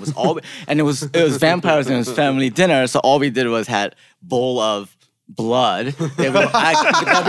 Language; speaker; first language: English; early bilingual, other home language; Korean